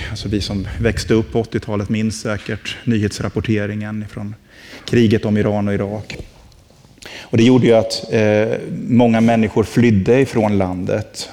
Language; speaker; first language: Swedish; native; Swedish